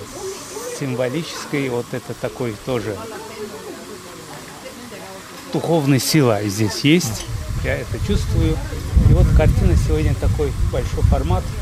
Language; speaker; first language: Russian; non-native, fluent; Azerbaijani